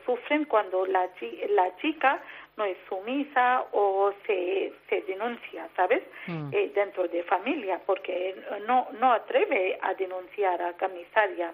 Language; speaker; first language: Spanish; non-native, learner; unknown